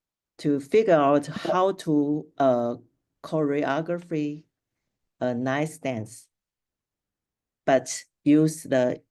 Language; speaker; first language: English; non-native, local second language; Chinese